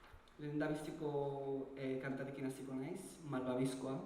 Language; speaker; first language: Basque; early bilingual, other home language; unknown